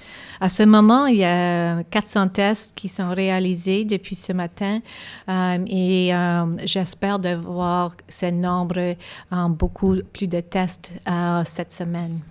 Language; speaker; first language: French; non-native, local second language; English